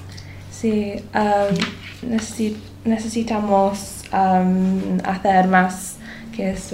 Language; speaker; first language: Spanish; non-native, learner; English